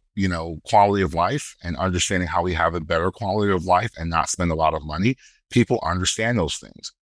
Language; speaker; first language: English; native; English